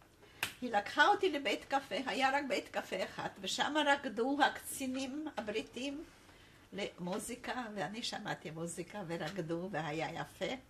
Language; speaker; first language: Hebrew; non-native, fluent; Polish